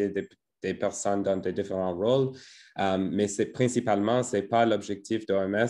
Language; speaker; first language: French; non-native, fluent; English